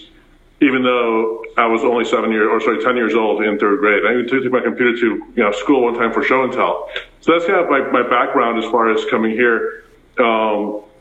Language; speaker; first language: English; early bilingual, other home language; Afrikaans